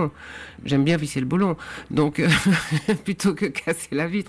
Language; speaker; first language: French; native; French